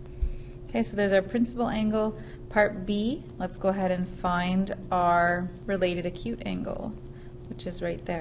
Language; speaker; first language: English; native; English